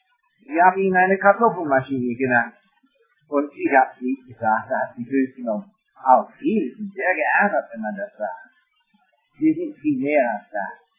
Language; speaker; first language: German; non-native, fluent; English